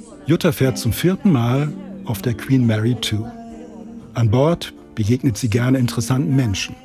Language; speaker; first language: German; native; German